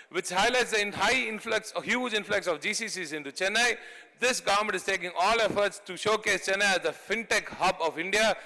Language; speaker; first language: English; non-native, local second language; Tamil